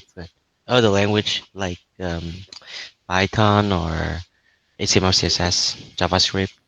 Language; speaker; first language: English; non-native, learner; Vietnamese